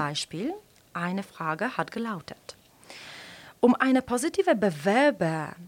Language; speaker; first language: German; non-native, fluent; Polish